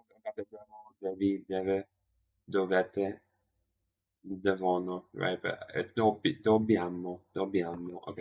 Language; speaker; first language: Italian; non-native, learner; English